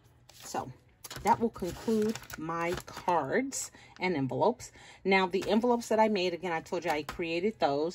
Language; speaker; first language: English; native; English